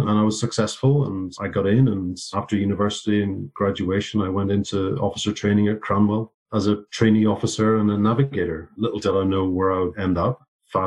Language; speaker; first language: English; native; English